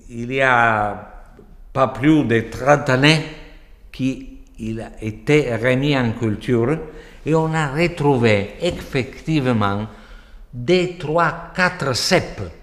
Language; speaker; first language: French; non-native, fluent; Italian